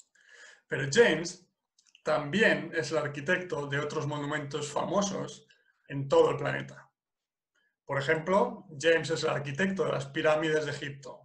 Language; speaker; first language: Spanish; non-native, fluent; English